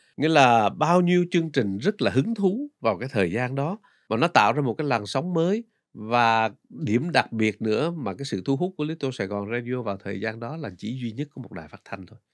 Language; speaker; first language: Vietnamese; native; Vietnamese